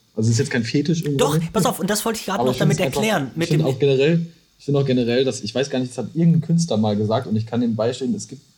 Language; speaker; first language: German; native; German